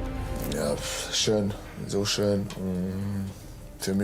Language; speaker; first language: German; non-native, learner; French